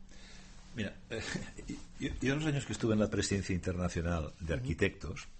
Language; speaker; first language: Spanish; native; Spanish